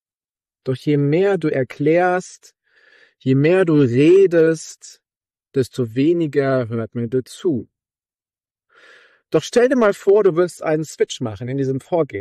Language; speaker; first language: German; native; German